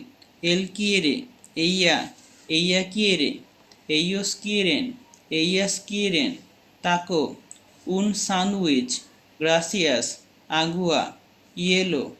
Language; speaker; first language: Spanish; non-native, learner; Bangla